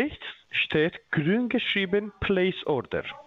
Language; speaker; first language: German; non-native, learner; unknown